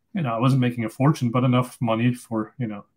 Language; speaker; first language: English; non-native, fluent; Dutch